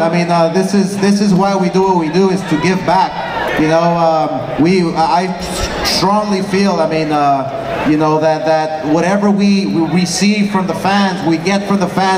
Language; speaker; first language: English; early bilingual, other home language; Spanish